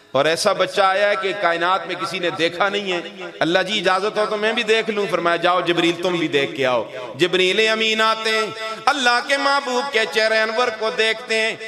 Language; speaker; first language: Urdu; non-native, local second language; Northern Hindko